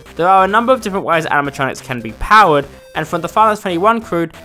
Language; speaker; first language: English; native; English